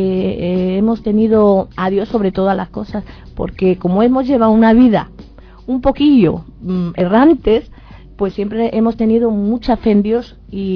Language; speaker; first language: Spanish; native; Spanish